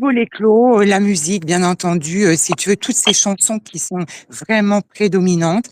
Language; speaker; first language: French; native; French